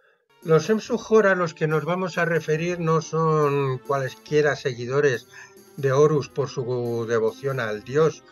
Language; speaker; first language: Spanish; native; Spanish